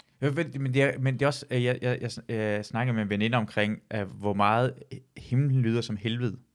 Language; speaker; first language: Danish; early bilingual, other home language; Persian